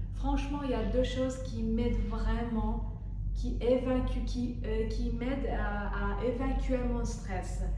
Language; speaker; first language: French; non-native, fluent; Persian